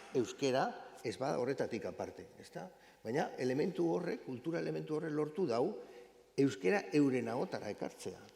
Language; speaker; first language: Basque; native; Basque